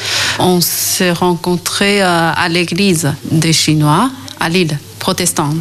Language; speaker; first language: French; non-native, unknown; Chinese